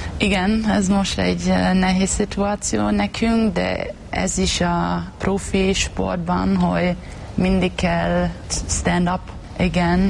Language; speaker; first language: Hungarian; non-native, learner; German